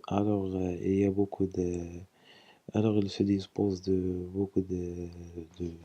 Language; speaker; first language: French; non-native, local second language; Arabic